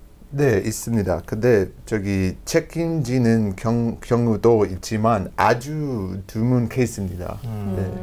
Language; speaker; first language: Korean; non-native, learner; English